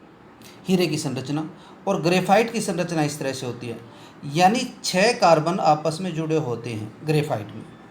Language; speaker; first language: Hindi; native; Hindi